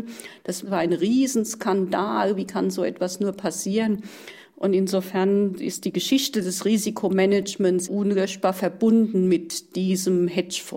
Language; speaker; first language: German; native; German